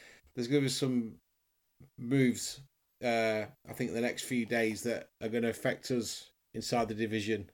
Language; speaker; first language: English; native; English